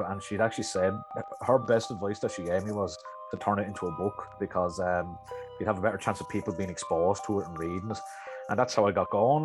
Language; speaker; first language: English; native; English